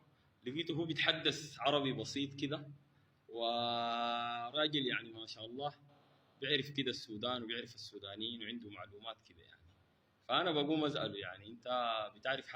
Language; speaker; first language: Arabic; native; Arabic